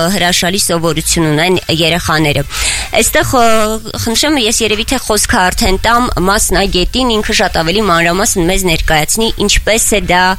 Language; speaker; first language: Armenian; native; Armenian